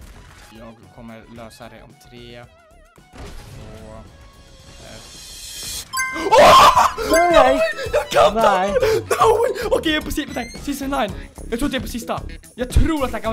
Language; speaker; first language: Swedish; native; Swedish